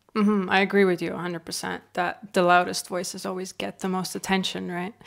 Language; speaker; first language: English; non-native, fluent; Estonian